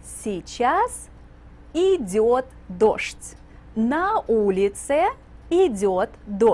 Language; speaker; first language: Russian; non-native, fluent; English